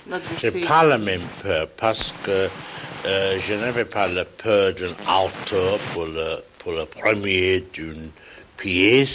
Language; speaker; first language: French; non-native, learner; English